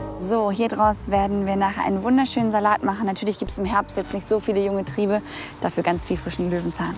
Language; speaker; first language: German; native; German